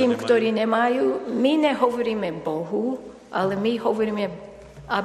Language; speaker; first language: Slovak; non-native, fluent; English